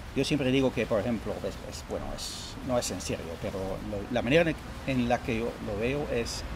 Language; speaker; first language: Spanish; non-native, fluent; Dutch